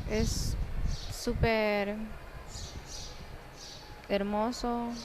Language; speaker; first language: Spanish; non-native, local second language; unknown